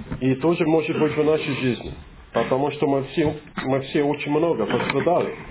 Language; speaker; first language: Russian; non-native, fluent; English